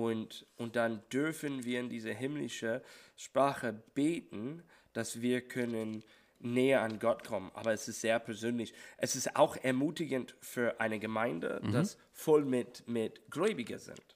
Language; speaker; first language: German; non-native, learner; English